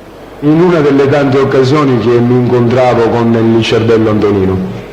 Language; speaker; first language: Italian; native; Italian